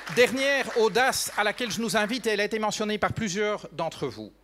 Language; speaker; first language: French; native; French